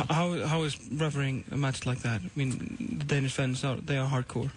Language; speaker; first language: English; non-native, fluent; Icelandic